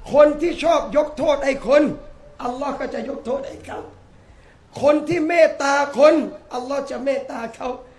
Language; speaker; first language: Thai; native; Thai